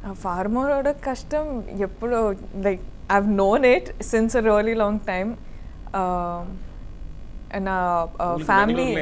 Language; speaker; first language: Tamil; non-native, learner; Kannada